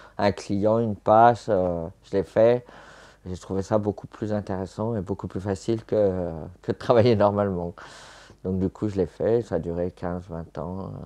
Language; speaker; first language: French; native; French